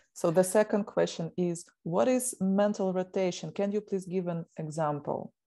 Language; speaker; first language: English; non-native, fluent; Ukrainian